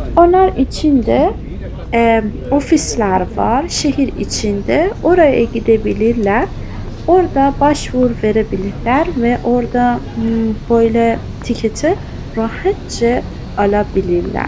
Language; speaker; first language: Turkish; non-native, fluent; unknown